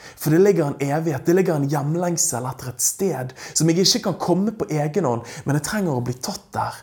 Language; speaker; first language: Norwegian; native; Norwegian